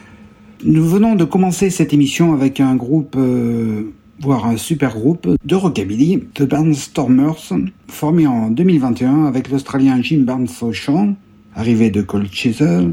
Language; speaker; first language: French; native; French